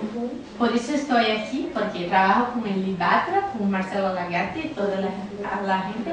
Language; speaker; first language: Spanish; non-native, learner; Portuguese